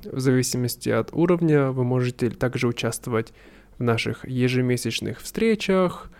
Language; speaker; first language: Russian; native; Russian